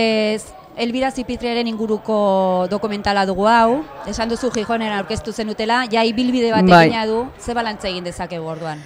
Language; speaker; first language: Basque; native; Basque